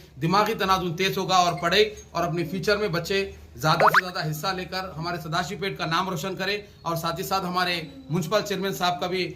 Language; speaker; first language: Hindi; non-native, local second language; Urdu